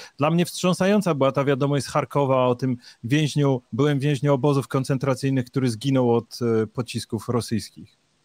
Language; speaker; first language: Polish; native; Polish